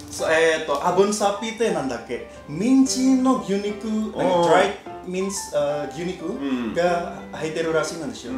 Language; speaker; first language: Japanese; non-native, learner; Indonesian